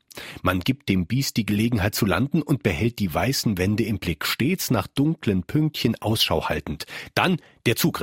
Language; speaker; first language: German; native; German